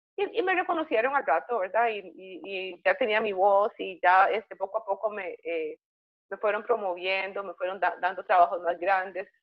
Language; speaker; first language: Spanish; native; Spanish